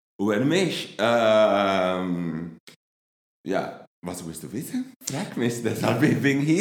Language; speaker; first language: German; non-native, fluent; Spanish